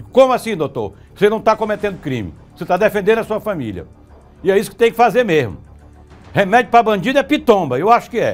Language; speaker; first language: Portuguese; native; Portuguese